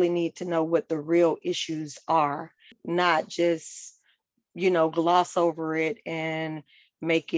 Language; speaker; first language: English; native; English